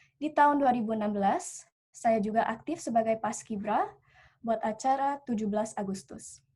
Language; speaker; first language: Indonesian; early bilingual, heritage; Indonesian